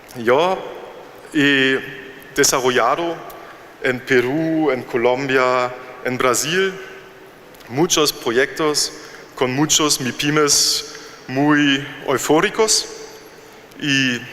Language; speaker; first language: Spanish; non-native, fluent; German